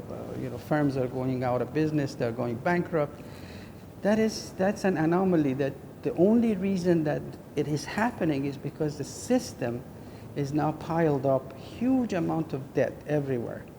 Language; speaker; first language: English; non-native, fluent; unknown